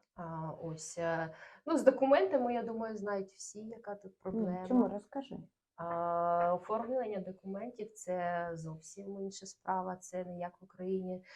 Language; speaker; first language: Ukrainian; non-native, local second language; Russian